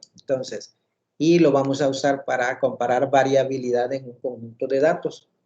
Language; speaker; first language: Spanish; native; Spanish